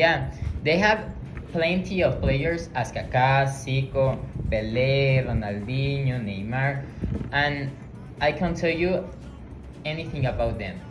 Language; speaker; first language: English; non-native, learner; Spanish